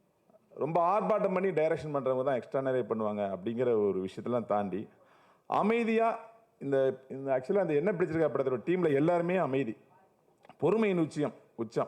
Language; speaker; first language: Tamil; native; Tamil